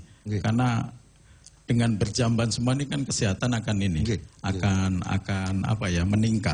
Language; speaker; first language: Indonesian; non-native, local second language; Javanese